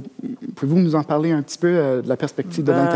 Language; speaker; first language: French; native; French